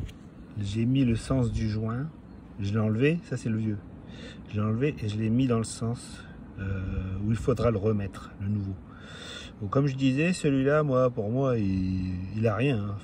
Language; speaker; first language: French; native; French